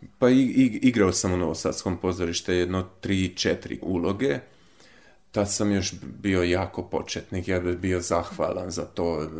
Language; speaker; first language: Serbian; non-native, local second language; Hungarian